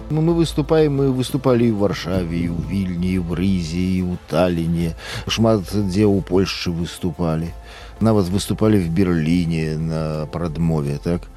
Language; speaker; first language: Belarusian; native; Belarusian